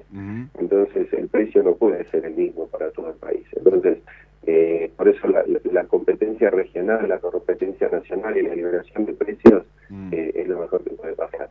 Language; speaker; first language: Spanish; native; Spanish